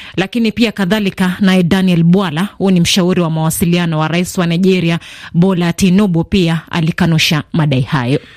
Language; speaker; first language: Swahili; non-native, local second language; Gusii